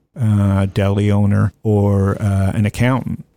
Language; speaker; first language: English; native; English